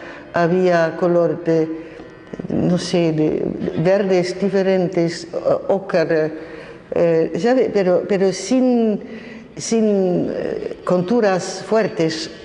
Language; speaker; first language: Spanish; non-native, fluent; German